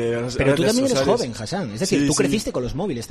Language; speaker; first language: Spanish; native; Spanish